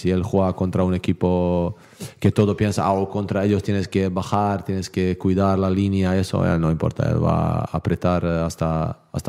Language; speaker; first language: Spanish; non-native, learner; Bosnian